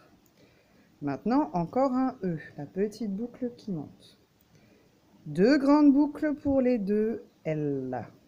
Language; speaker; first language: French; native; French